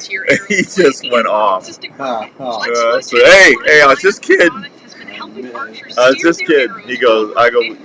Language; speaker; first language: English; native; English